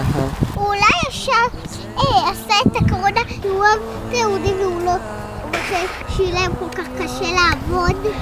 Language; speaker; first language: Hebrew; early bilingual, other home language; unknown